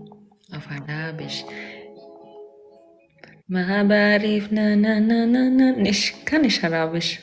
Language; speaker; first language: German; non-native, learner; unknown